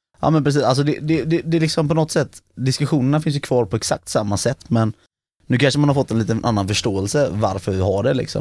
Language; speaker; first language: Swedish; native; Swedish